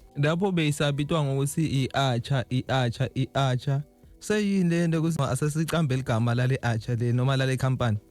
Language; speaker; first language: Zulu; native; Zulu